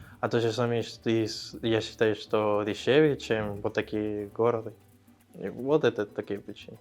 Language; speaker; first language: Russian; non-native, learner; Spanish